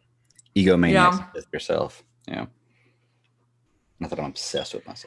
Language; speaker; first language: English; native; English